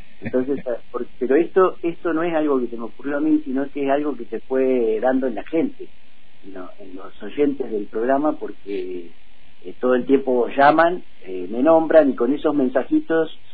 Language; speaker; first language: Spanish; native; Spanish